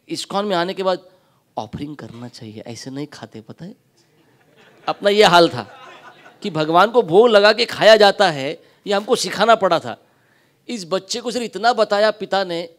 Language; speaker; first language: Hindi; non-native, local second language; Marathi